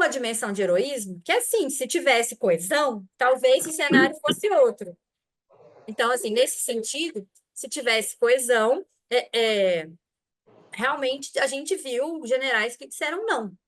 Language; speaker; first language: Portuguese; native; Portuguese